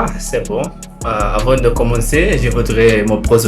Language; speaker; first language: French; non-native, learner; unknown